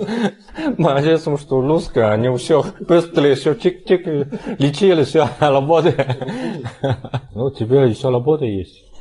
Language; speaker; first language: Russian; non-native, learner; Chinese